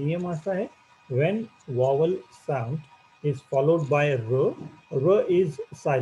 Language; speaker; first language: English; non-native, local second language; Marathi